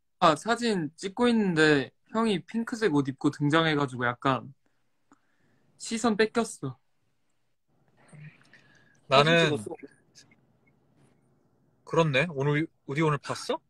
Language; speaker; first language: Korean; early bilingual, heritage; Korean